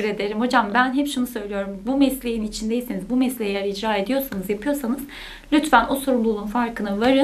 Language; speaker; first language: Turkish; native; Turkish